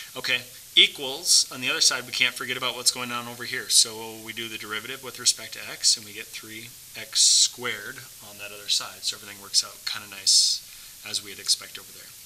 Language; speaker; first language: English; native; English